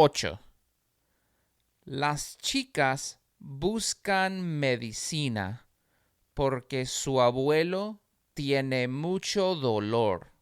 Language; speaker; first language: Spanish; non-native, fluent; English